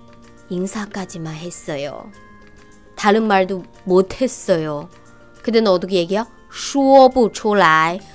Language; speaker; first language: Korean; non-native, fluent; Chinese